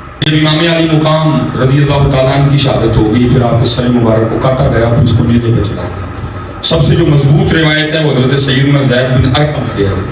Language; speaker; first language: Urdu; non-native, local second language; Punjabi